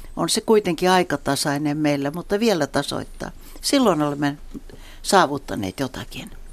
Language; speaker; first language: Finnish; non-native, local second language; Swedish